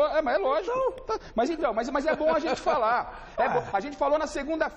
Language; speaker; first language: Portuguese; native; Portuguese